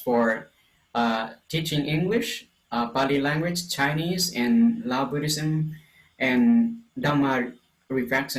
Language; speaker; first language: English; non-native, fluent; Lao